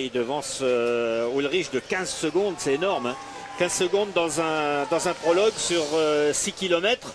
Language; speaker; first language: French; native; French